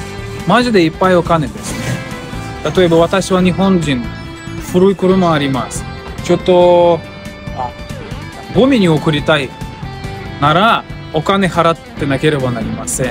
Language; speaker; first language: Japanese; non-native, learner; Russian